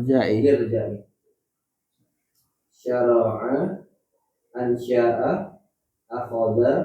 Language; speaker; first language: Arabic; non-native, learner; Indonesian